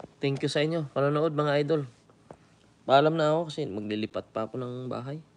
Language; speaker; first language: Filipino; native; Filipino